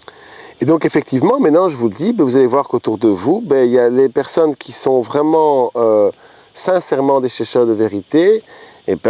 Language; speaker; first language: French; native; French